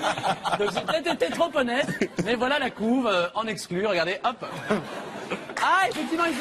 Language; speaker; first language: French; native; French